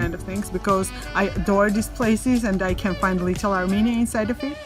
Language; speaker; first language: English; non-native, fluent; Armenian